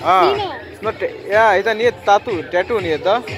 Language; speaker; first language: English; non-native, local second language; Hindi